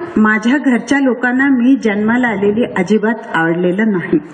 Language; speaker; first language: Marathi; non-native, local second language; Urdu